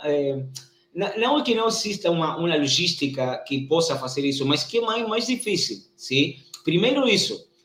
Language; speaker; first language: Portuguese; non-native, learner; Spanish